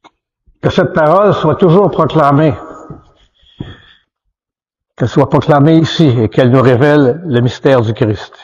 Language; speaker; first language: French; native; French